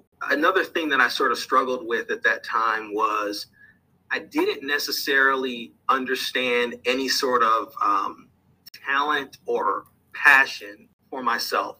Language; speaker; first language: English; native; English